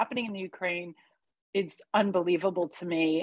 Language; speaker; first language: English; early bilingual, other home language; Hungarian